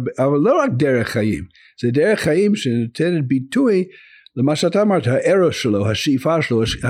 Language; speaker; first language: Hebrew; non-native, fluent; English